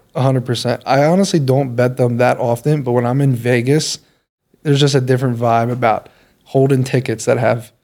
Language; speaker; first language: English; native; English